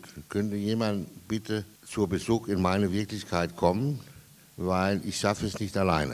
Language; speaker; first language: German; non-native, fluent; Danish